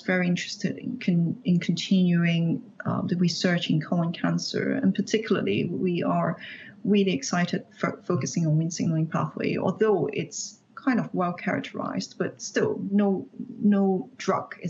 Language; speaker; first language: English; non-native, local second language; Cantonese